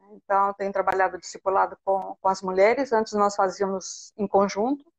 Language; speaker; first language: Portuguese; native; Portuguese